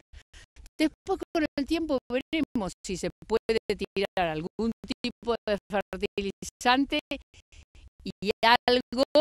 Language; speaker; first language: Spanish; native; Spanish